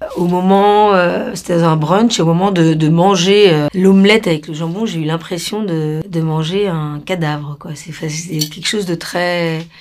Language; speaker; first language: French; non-native, fluent; Spanish